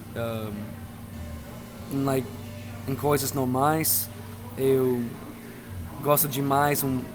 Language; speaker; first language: Portuguese; non-native, fluent; English